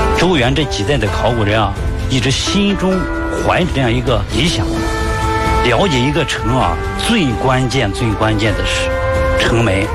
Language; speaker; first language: Chinese; native; Chinese